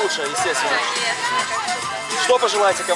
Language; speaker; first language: Russian; native; Russian